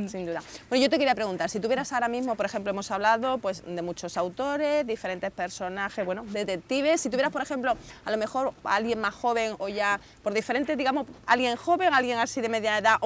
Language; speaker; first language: Spanish; native; Spanish